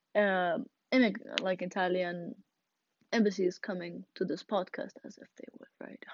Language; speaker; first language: English; non-native, fluent; Russian